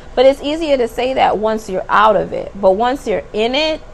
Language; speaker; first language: English; native; English